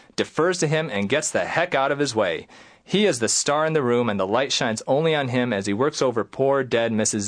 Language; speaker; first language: English; native; English